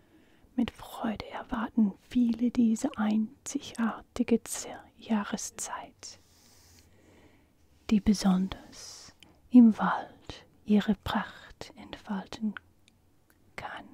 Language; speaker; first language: German; non-native, fluent; English